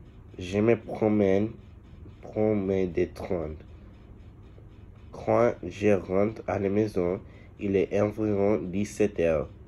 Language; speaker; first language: French; non-native, learner; English